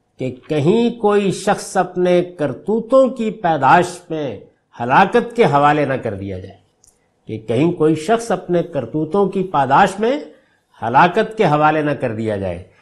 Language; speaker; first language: Urdu; native; Urdu